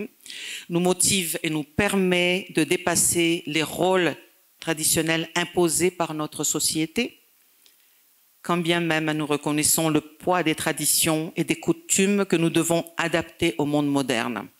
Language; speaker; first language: French; non-native, local second language; Malagasy